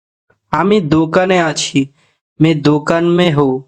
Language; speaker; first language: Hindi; non-native, fluent; Bangla